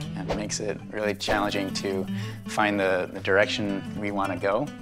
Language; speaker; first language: English; native; English